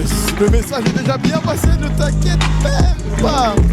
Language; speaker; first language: French; native; French